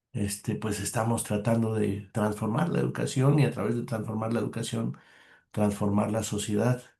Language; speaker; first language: Spanish; native; Spanish